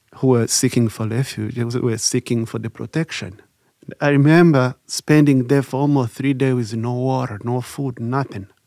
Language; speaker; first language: English; non-native, local second language; Kinyarwanda